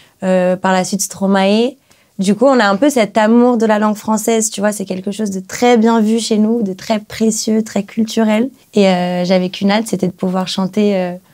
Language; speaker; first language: French; early bilingual, other home language; Portuguese